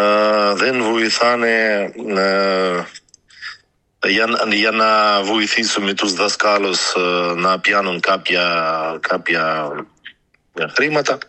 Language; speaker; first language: Greek; non-native, learner; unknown